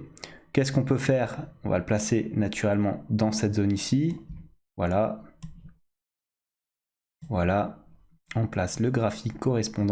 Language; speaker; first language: French; native; French